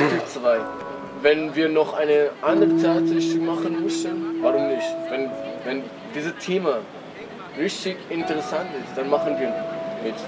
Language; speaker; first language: German; non-native, learner; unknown